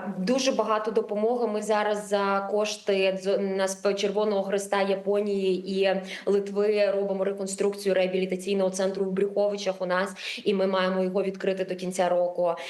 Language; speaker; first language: Ukrainian; native; Ukrainian